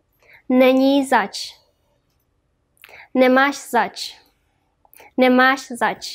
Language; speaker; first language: Czech; non-native, fluent; Vietnamese